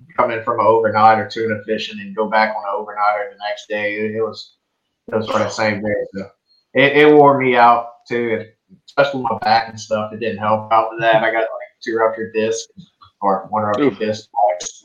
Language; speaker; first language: English; native; English